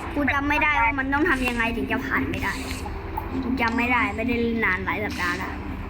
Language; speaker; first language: Thai; native; Thai